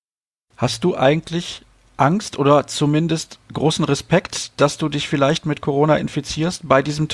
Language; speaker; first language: German; native; German